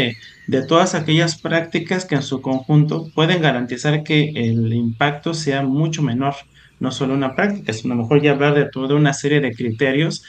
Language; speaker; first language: Spanish; native; Spanish